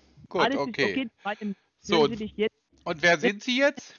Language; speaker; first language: German; native; German